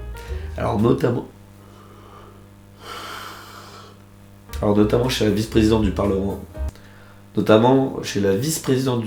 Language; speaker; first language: French; native; French